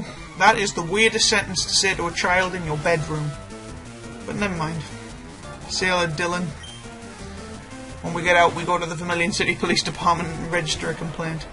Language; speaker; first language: English; native; English